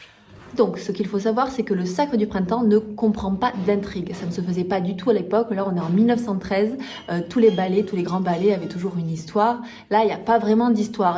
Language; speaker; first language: French; native; French